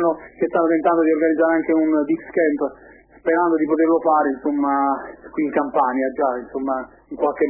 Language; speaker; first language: Italian; native; Italian